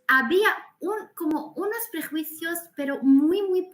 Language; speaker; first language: Spanish; non-native, fluent; Arabic